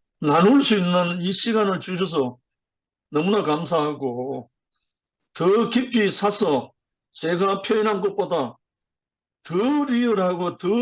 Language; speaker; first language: Korean; native; Korean